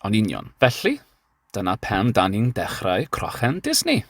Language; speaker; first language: Welsh; non-native, learner; English